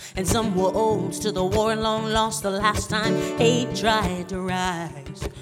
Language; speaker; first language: English; native; English